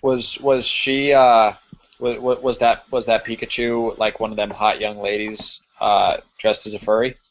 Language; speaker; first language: English; native; English